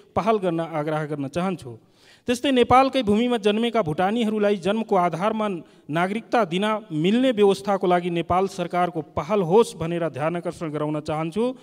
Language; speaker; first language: Nepali; non-native, local second language; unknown